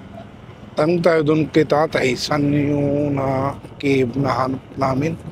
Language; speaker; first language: Filipino; non-native, learner; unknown